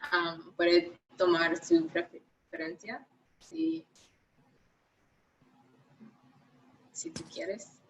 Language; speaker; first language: Spanish; non-native, learner; English